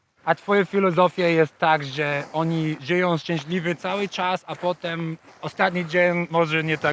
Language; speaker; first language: Polish; non-native, learner; English